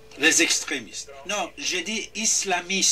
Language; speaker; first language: French; non-native, fluent; Persian